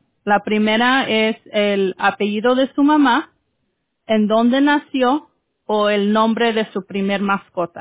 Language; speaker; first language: Spanish; early bilingual, heritage; Spanish